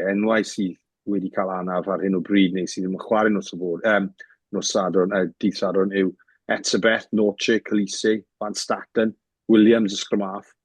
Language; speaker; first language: Welsh; native; Welsh